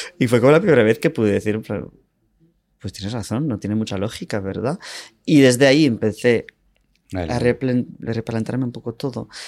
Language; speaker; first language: Spanish; non-native, fluent; English